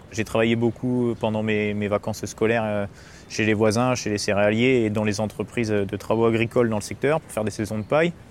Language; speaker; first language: French; native; French